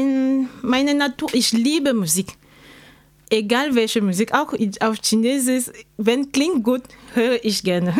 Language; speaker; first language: German; non-native, learner; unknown